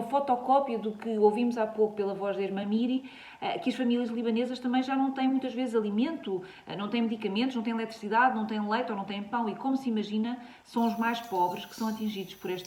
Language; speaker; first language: Portuguese; native; Portuguese